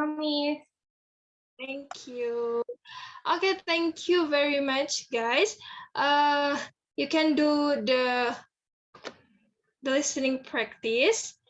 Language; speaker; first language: English; non-native, fluent; Indonesian